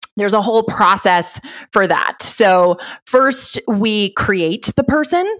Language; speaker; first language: English; native; English